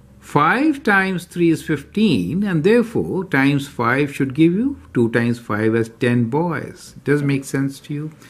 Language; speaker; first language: English; non-native, local second language; Hindi